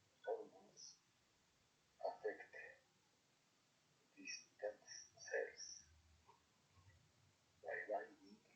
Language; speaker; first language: English; non-native, learner; Spanish